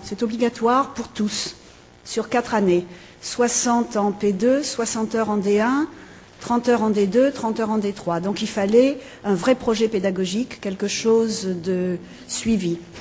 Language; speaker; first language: French; native; French